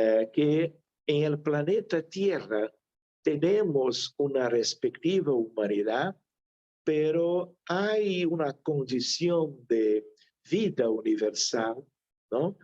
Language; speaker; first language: Spanish; non-native, fluent; Portuguese